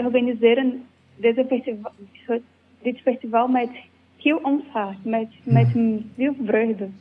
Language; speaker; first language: Dutch; non-native, learner; Portuguese